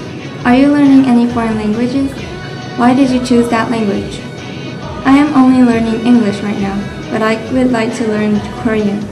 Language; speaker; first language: English; non-native, learner; Japanese